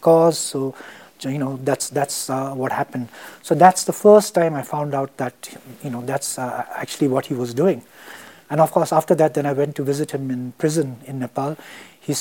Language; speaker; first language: English; non-native, local second language; Tibetan